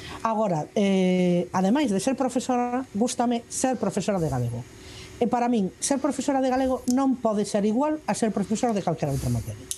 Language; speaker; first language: Galician; non-native, local second language; Spanish